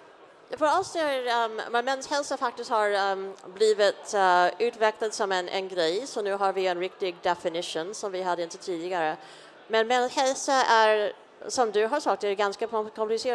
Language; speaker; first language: Swedish; non-native, fluent; English